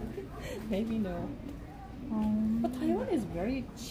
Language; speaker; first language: English; non-native, learner; Japanese